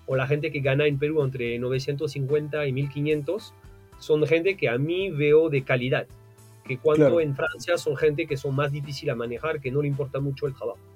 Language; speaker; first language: Spanish; non-native, fluent; French